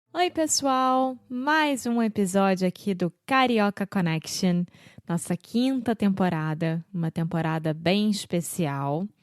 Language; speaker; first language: Portuguese; native; Portuguese